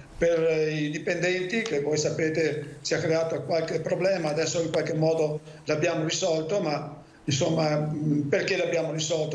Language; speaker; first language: Italian; native; Italian